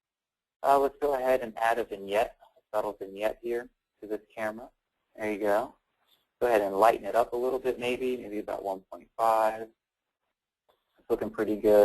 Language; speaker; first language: English; native; English